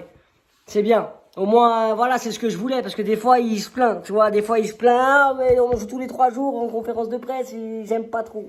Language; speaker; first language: French; native; French